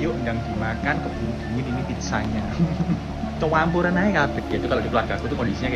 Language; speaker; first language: Malay; native; Malay